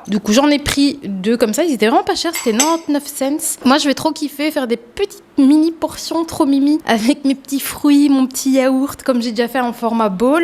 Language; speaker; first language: French; native; French